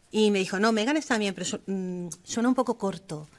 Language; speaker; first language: Spanish; early bilingual, heritage; German